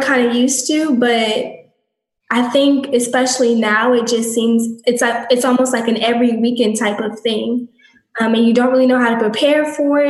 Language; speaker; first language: English; native; English